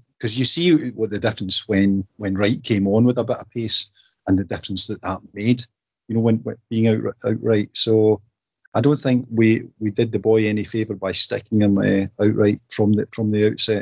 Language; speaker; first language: English; native; English